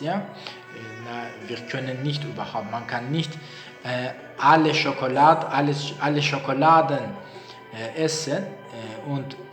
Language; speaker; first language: German; non-native, learner; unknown